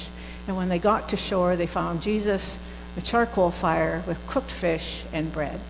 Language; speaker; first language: English; native; English